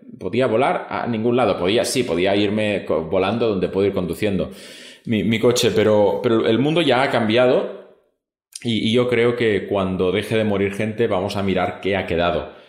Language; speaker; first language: Spanish; non-native, local second language; Catalan